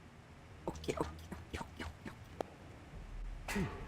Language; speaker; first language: Japanese; non-native, learner; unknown